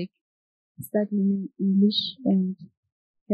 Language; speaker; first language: English; non-native, local second language; Shona